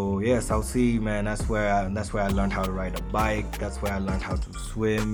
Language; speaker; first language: English; non-native, local second language; Swahili